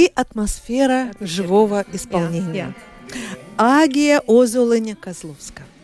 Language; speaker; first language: Russian; native; Russian